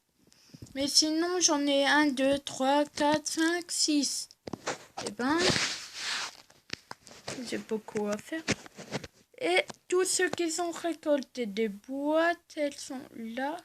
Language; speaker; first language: French; native; French